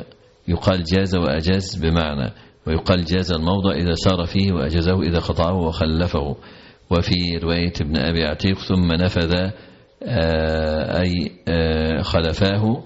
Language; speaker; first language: Arabic; native; Arabic